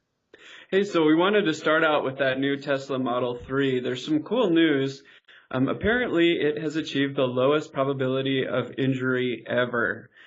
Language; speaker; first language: English; native; English